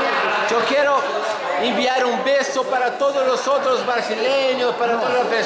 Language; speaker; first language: Portuguese; non-native, learner; Spanish